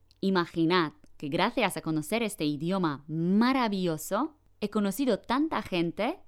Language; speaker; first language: Spanish; non-native, fluent; Polish